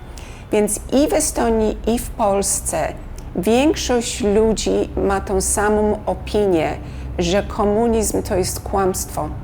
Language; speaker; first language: Polish; early bilingual, heritage; Polish